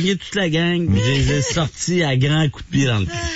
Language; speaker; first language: French; native; French